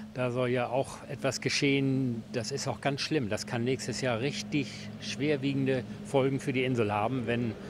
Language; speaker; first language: German; native; German